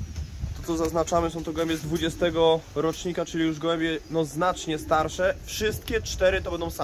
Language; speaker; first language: Polish; native; Polish